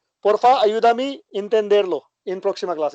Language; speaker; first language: Spanish; non-native, learner; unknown